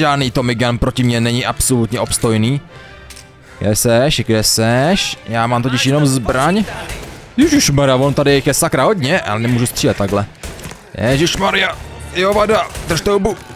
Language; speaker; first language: Czech; native; Czech